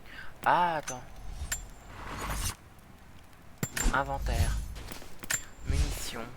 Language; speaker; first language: French; native; French